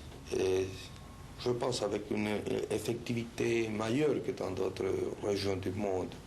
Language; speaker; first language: French; non-native, fluent; Spanish